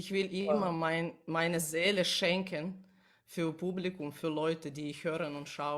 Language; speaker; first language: German; non-native, learner; Russian